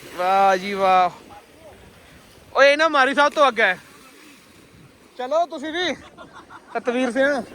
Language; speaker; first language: Punjabi; native; Punjabi